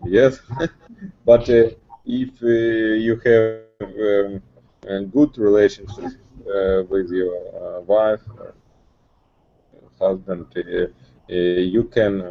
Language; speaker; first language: English; non-native, learner; Russian